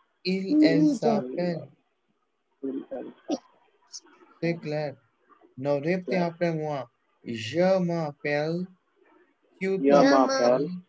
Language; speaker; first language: French; non-native, fluent; Hindi